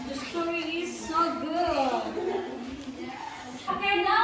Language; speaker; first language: English; non-native, local second language; Indonesian